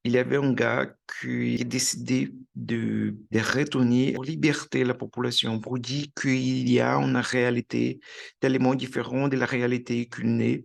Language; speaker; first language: French; non-native, learner; Portuguese